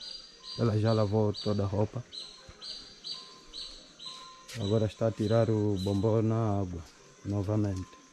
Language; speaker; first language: Portuguese; non-native, fluent; Vietnamese